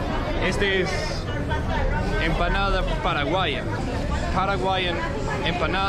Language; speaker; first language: Spanish; non-native, fluent; English